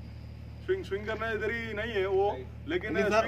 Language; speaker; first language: Hindi; non-native, local second language; Tamil